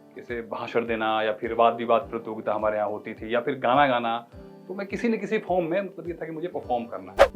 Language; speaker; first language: Hindi; non-native, local second language; Bhojpuri